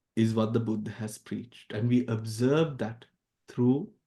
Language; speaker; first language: English; non-native, local second language; Sinhala